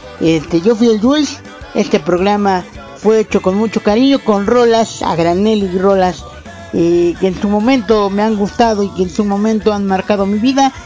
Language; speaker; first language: Spanish; native; Spanish